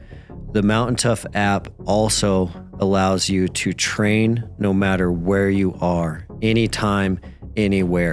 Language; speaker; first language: English; native; English